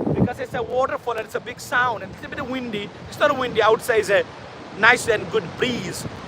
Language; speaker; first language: English; non-native, local second language; Sylheti